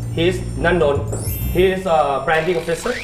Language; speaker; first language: English; non-native, learner; Thai